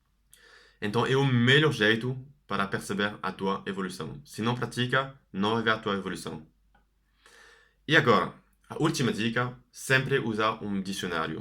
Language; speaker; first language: Portuguese; non-native, fluent; French